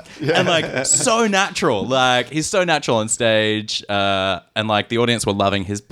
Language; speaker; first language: English; native; English